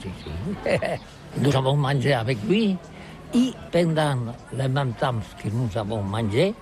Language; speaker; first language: French; non-native, learner; Catalan